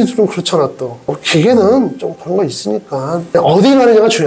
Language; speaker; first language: Korean; native; Korean